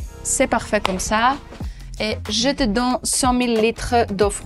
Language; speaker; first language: French; non-native, local second language; Dutch